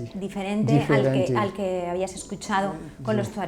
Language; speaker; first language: Spanish; native; Spanish